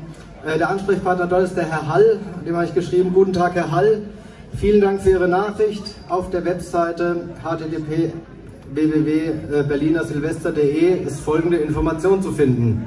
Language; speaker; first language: German; native; German